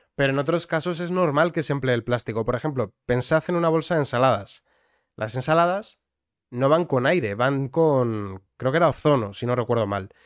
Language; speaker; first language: Spanish; native; Spanish